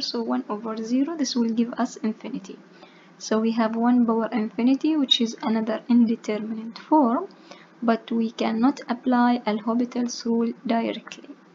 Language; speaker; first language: English; non-native, fluent; Arabic